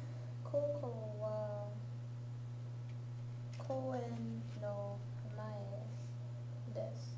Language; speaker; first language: Japanese; non-native, learner; English